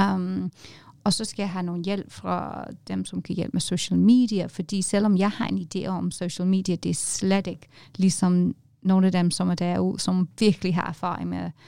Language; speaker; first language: Danish; non-native, fluent; English